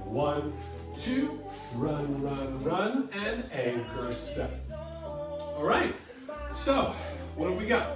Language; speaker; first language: English; native; English